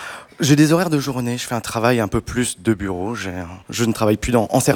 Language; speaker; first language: French; native; French